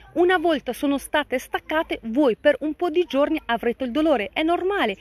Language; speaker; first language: Italian; non-native, fluent; Russian